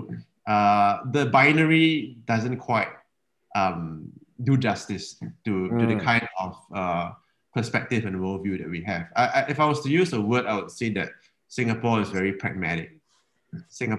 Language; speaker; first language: English; native; English